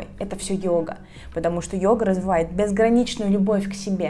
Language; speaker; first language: Russian; native; Russian